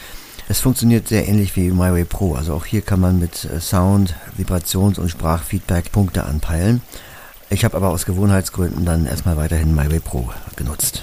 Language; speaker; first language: German; native; German